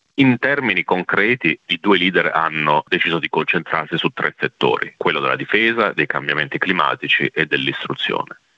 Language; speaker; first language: Italian; early bilingual, heritage; Italian